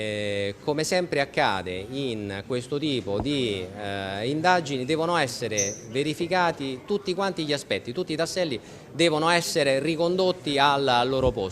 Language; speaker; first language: Italian; native; Italian